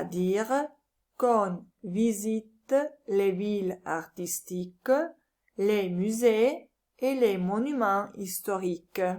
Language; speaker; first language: French; non-native, learner; Italian